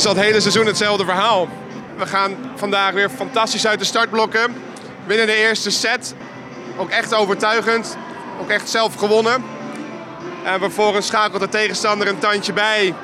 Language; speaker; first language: Dutch; native; Dutch